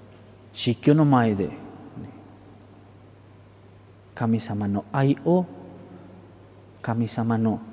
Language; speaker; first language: Japanese; non-native, fluent; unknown